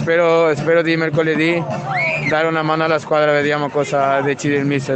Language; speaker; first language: Italian; non-native, fluent; Spanish